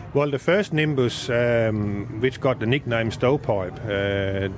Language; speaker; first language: English; non-native, fluent; Danish